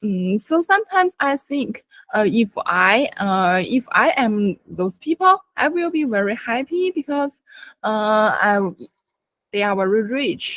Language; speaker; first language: English; non-native, learner; Chinese